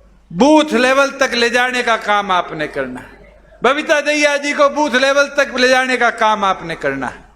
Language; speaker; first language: Hindi; native; Hindi